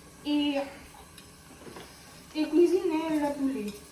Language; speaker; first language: French; non-native, learner; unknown